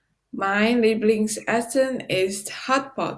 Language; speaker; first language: German; non-native, learner; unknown